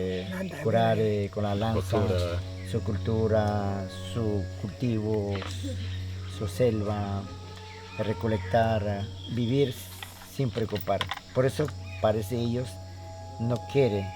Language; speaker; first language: Spanish; non-native, local second language; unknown